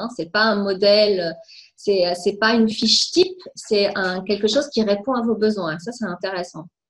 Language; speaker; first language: French; native; French